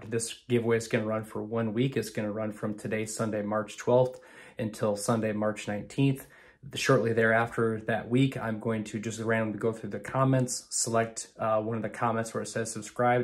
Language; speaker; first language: English; native; English